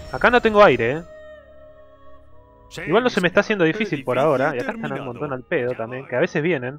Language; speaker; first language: Spanish; native; Spanish